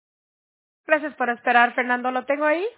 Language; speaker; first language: Spanish; early bilingual, heritage; Spanish